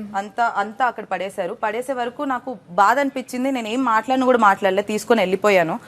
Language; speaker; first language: Telugu; native; Telugu